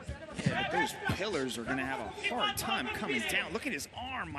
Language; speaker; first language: English; native; English